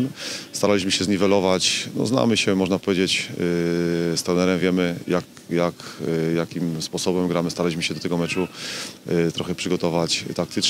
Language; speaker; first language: Polish; native; Polish